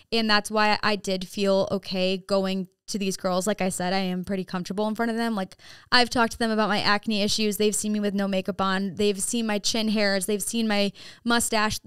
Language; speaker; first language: English; native; English